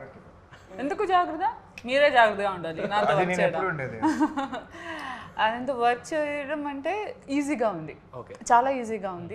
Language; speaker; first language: Telugu; non-native, learner; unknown